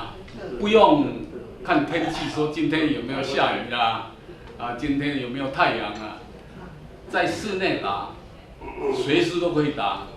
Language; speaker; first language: Chinese; non-native, local second language; Min Nan Chinese